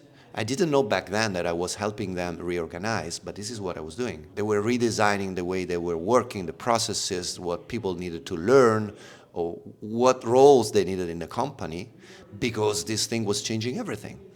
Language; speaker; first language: English; non-native, fluent; Italian